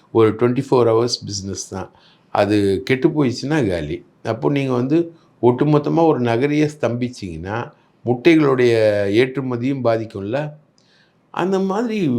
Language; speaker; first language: Tamil; native; Tamil